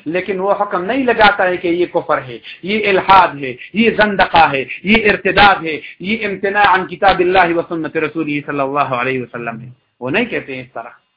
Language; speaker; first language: Urdu; non-native, local second language; Pashto